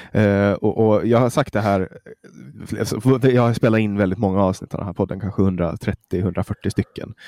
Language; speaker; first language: Swedish; native; Swedish